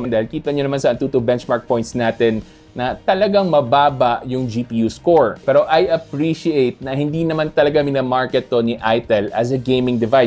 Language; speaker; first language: Filipino; native; Filipino